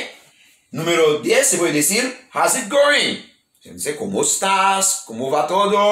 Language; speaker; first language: Spanish; non-native, learner; Haitian Creole